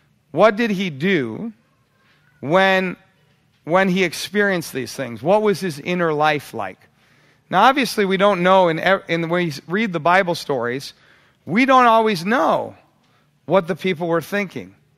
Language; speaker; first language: English; native; English